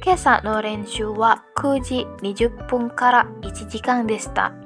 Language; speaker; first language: Japanese; non-native, learner; Indonesian